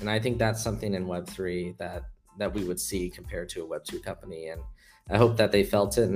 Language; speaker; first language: English; native; English